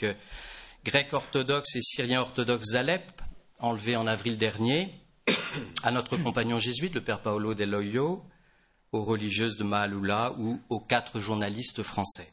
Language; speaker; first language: French; native; French